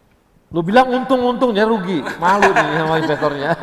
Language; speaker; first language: Indonesian; native; Indonesian